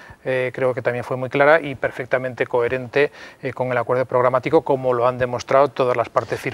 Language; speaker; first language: Spanish; native; Spanish